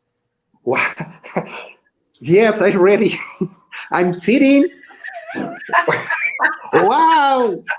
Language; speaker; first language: English; non-native, learner; Spanish